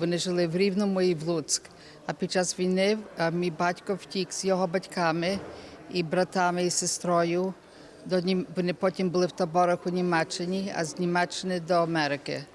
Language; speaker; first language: Ukrainian; early bilingual, heritage; Ukrainian